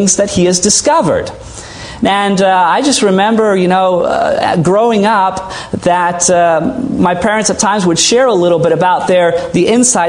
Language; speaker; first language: English; native; English